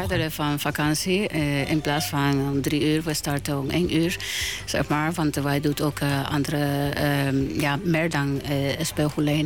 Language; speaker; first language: Dutch; non-native, learner; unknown